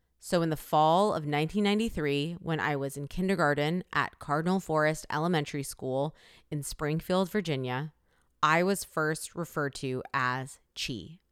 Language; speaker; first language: English; early bilingual, other home language; Korean